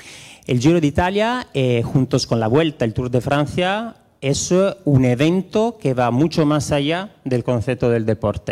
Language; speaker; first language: Spanish; non-native, fluent; Italian